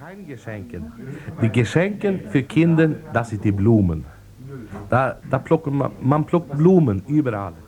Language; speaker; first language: German; non-native, fluent; Swedish